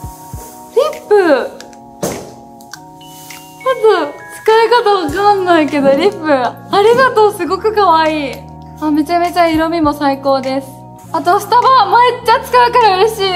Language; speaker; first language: Japanese; native; Japanese